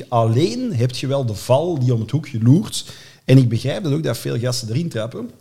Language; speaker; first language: Dutch; native; Dutch